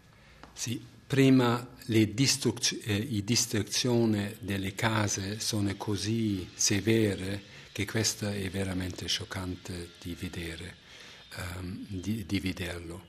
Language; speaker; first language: Italian; non-native, fluent; German